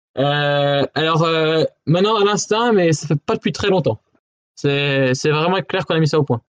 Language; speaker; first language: French; native; French